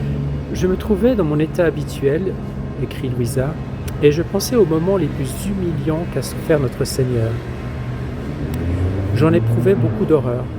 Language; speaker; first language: French; native; French